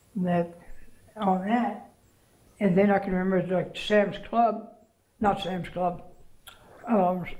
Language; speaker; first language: English; native; English